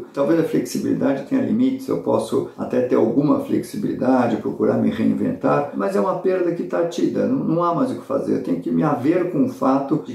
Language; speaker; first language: Portuguese; native; Portuguese